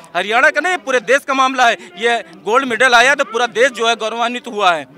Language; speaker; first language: Hindi; native; Hindi